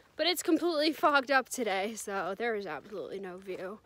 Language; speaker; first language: English; native; English